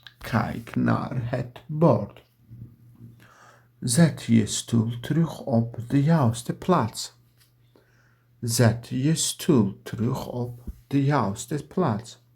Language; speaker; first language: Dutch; non-native, learner; Turkish